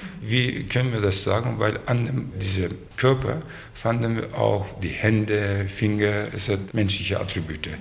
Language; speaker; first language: German; non-native, learner; Turkish